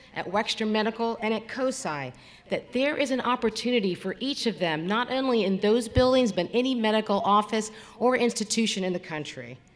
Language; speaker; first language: English; native; English